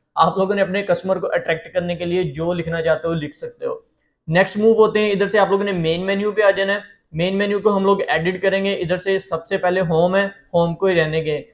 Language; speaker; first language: Urdu; native; Urdu